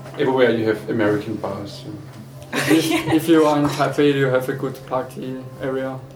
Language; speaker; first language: English; non-native, fluent; German